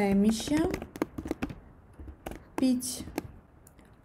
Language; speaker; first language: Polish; non-native, learner; Russian